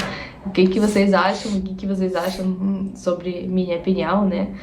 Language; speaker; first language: Portuguese; non-native, fluent; Russian